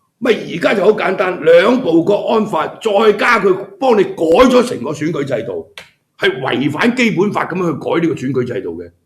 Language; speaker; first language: Cantonese; native; Cantonese